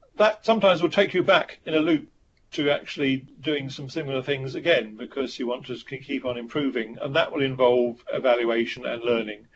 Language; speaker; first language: English; native; English